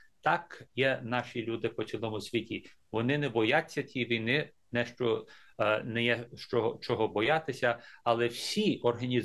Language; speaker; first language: Ukrainian; early bilingual, heritage; English